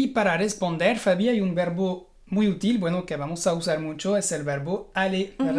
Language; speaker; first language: Spanish; non-native, fluent; French